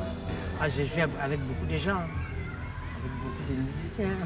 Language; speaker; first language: French; non-native, local second language; Bambara